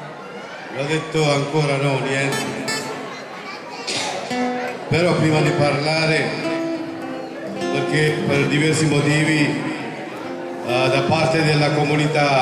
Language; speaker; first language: Italian; non-native, fluent; Sinhala